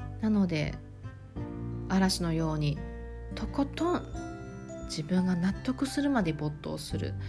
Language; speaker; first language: Japanese; native; Japanese